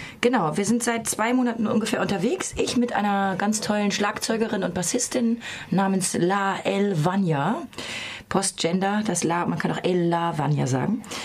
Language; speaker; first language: German; native; German